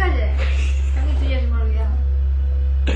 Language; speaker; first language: Spanish; native; Spanish